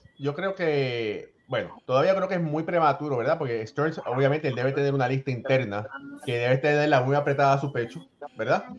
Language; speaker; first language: Spanish; native; Spanish